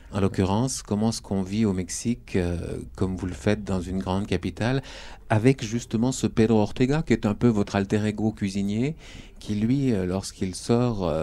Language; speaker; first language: French; native; French